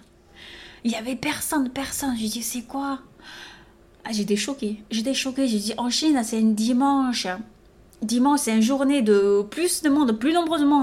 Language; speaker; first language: French; non-native, fluent; Chinese